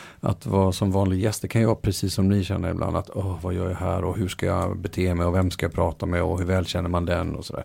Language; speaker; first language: Swedish; native; Swedish